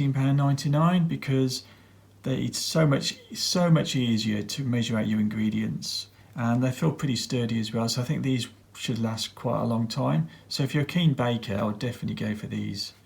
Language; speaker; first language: English; native; English